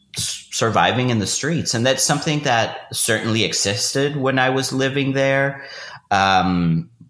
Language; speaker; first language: English; non-native, fluent; Spanish